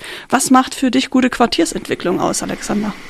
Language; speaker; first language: German; native; German